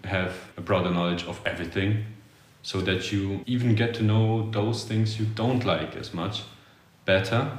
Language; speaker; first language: English; early bilingual, other home language; Polish